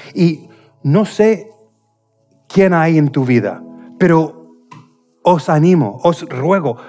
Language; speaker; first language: Spanish; non-native, fluent; English